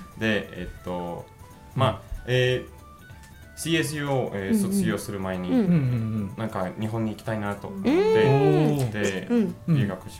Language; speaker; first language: Japanese; non-native, learner; English